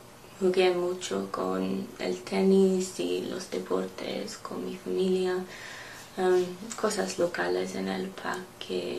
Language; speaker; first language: Spanish; non-native, learner; English